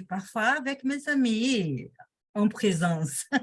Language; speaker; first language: French; non-native, learner; Portuguese